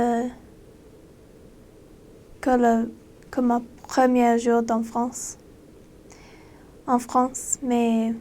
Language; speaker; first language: French; non-native, learner; English